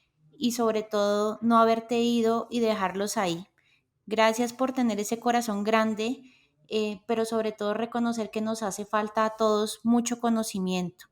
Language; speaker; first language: Spanish; native; Spanish